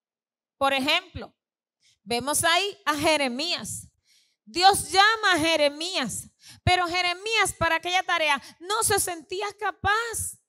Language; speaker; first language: Spanish; native; Spanish